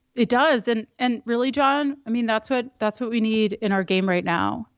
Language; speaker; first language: English; native; English